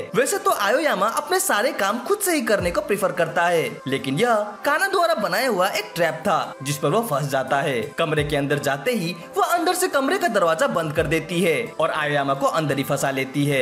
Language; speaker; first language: Hindi; native; Hindi